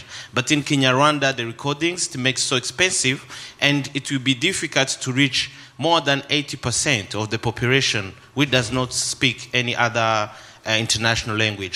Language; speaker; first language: English; non-native, local second language; Kinyarwanda